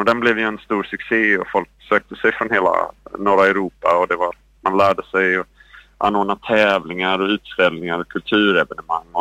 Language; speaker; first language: Swedish; native; Swedish